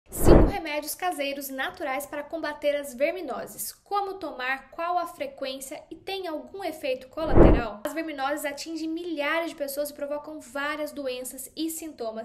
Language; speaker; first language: Portuguese; native; Portuguese